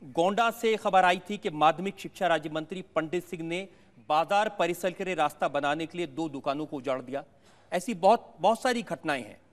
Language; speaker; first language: Hindi; native; Hindi